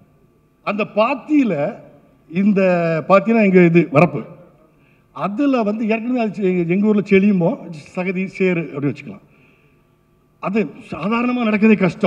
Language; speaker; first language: Tamil; native; Tamil